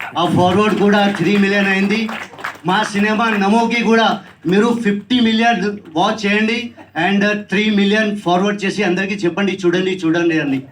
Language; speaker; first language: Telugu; non-native, learner; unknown